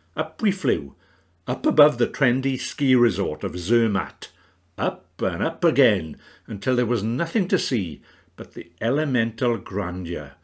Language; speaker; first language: English; native; English